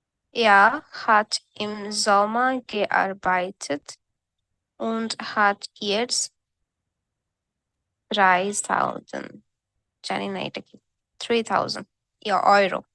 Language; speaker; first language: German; non-native, learner; Bangla